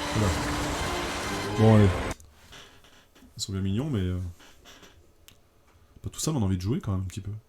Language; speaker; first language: French; native; French